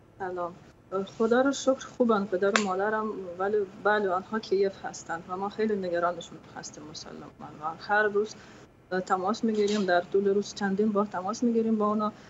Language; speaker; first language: Persian; non-native, fluent; Ukrainian